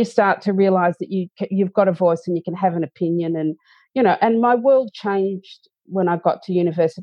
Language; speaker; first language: English; native; English